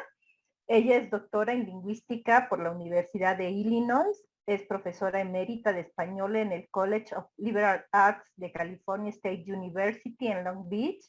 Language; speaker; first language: Spanish; native; Spanish